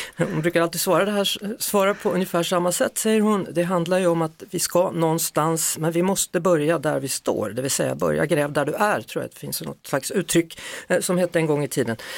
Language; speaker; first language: Swedish; native; Swedish